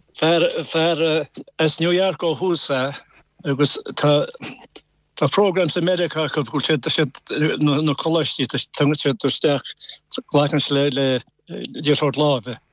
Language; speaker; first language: Irish; native; Irish